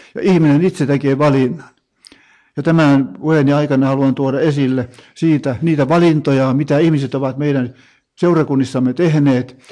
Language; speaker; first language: Finnish; native; Finnish